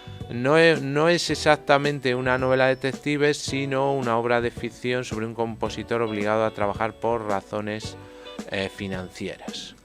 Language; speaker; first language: Spanish; native; Spanish